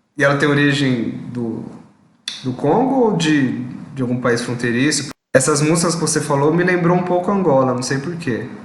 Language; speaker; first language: Portuguese; native; Portuguese